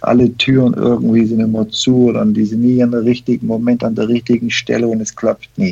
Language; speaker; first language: German; early bilingual, heritage; German